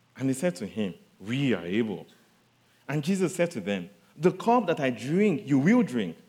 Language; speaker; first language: English; non-native, local second language; Yoruba